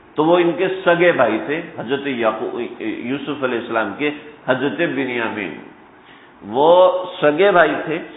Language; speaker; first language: Urdu; non-native, local second language; Punjabi